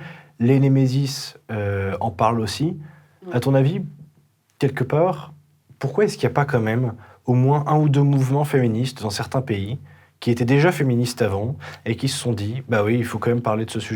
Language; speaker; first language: French; native; French